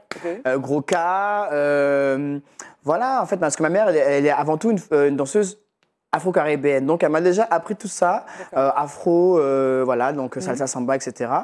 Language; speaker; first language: French; native; French